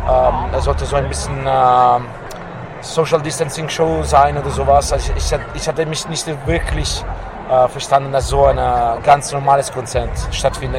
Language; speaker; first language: German; non-native, fluent; Italian